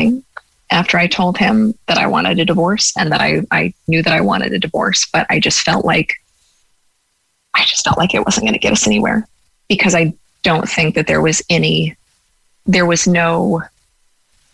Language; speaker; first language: English; native; English